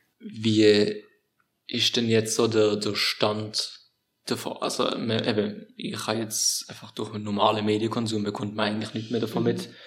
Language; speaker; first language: German; native; German